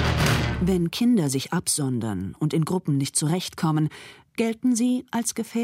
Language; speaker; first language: German; native; German